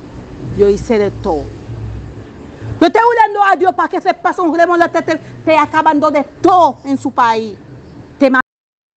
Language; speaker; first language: Spanish; non-native, learner; Haitian Creole